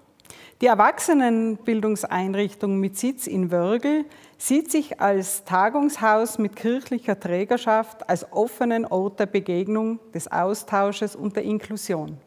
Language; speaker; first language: German; native; German